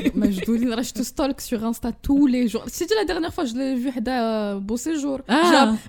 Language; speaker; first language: French; early bilingual, other home language; Arabic